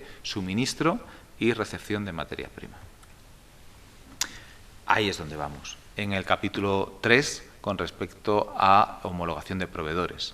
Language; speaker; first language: Spanish; native; Spanish